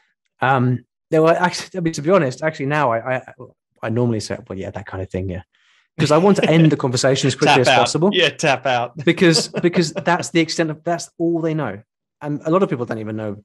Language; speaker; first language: English; native; English